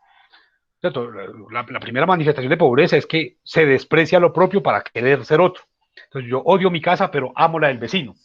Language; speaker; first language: Spanish; native; Spanish